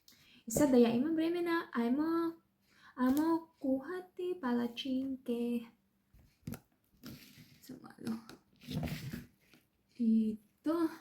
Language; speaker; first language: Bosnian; non-native, learner; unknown